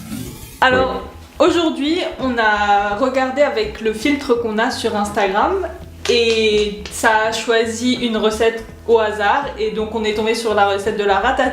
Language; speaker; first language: French; native; French